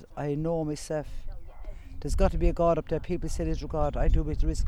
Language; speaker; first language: English; native; English